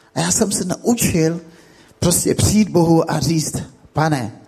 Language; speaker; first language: Czech; non-native, fluent; Akan